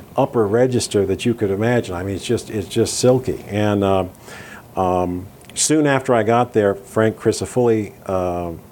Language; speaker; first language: English; native; English